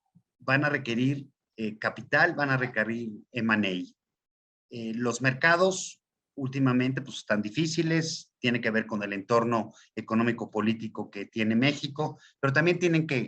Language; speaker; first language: Spanish; native; Spanish